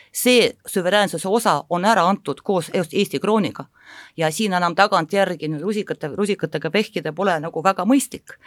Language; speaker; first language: Estonian; non-native, local second language; Russian